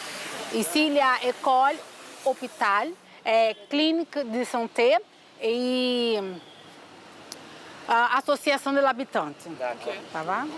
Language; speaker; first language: French; non-native, learner; Portuguese